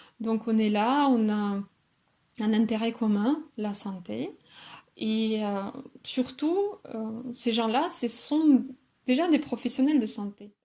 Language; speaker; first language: French; non-native, fluent; Russian